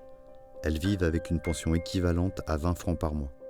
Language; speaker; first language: French; native; French